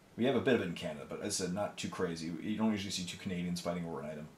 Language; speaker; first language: English; native; English